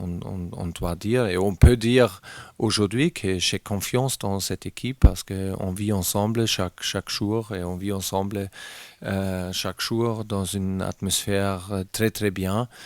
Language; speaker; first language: French; non-native, learner; German